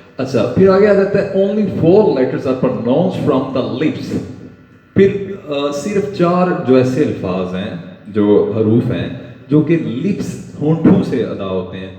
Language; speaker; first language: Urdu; non-native, local second language; Punjabi